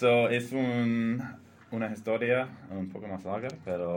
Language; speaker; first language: Spanish; non-native, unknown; English